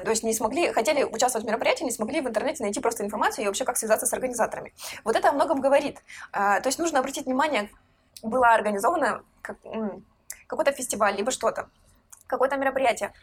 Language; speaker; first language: Russian; native; Russian